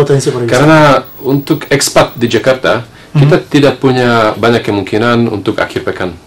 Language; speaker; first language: Indonesian; non-native, fluent; Slovak